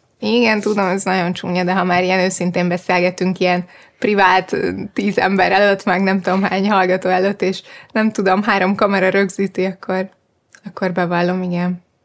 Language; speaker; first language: Hungarian; native; Hungarian